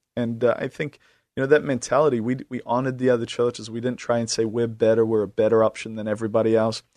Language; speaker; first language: English; native; English